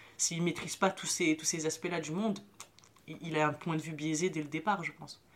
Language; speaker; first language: French; early bilingual, other home language; Arabic